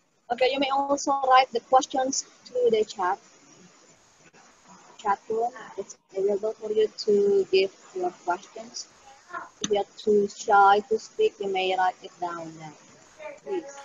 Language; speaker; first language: English; non-native, fluent; Indonesian